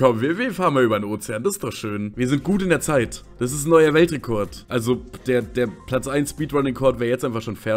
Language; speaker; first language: German; native; German